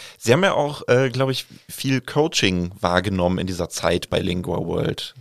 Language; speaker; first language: German; native; German